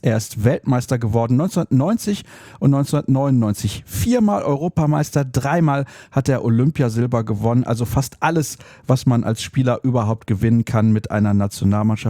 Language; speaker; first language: German; native; German